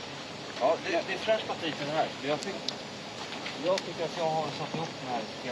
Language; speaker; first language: Swedish; native; Swedish